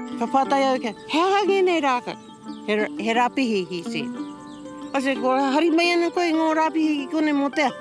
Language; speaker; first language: Māori; native; Māori